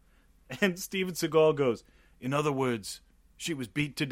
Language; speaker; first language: English; native; English